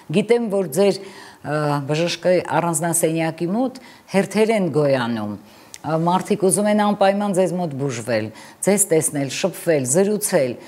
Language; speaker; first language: Armenian; native; Armenian